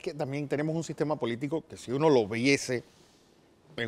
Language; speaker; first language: Spanish; native; Spanish